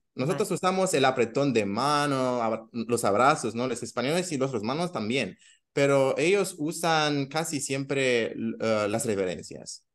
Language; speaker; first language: Spanish; non-native, fluent; Romanian